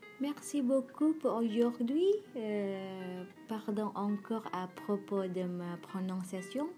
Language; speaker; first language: French; non-native, learner; Indonesian